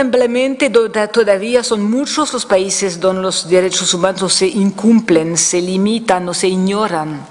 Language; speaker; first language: Spanish; non-native, fluent; French